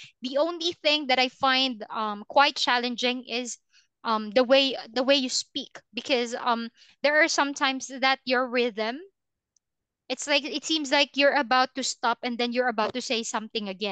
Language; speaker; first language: English; non-native, fluent; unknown